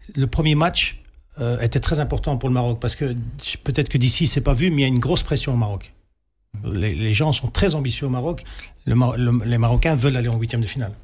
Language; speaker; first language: French; native; French